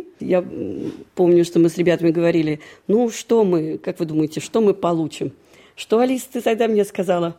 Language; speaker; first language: Russian; native; Russian